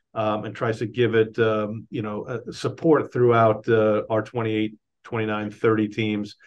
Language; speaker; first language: English; native; English